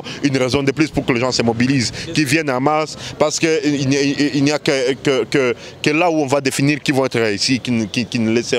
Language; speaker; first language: French; non-native, local second language; Swahili